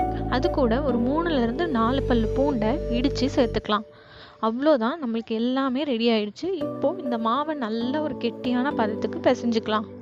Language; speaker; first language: Tamil; native; Tamil